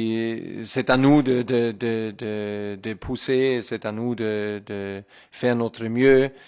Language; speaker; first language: French; non-native, fluent; German